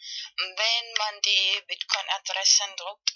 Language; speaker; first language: German; non-native, fluent; Spanish